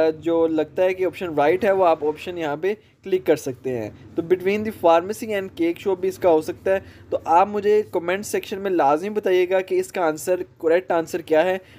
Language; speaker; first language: Urdu; non-native, local second language; Punjabi